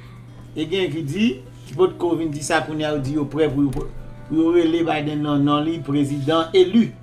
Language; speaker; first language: Haitian Creole; native; Haitian Creole